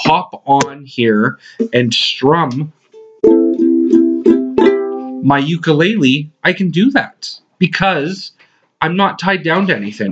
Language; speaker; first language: English; native; English